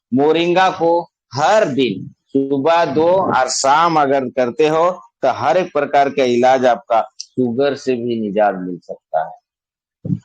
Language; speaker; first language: Hindi; native; Hindi